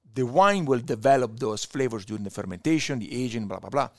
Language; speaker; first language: English; non-native, fluent; Italian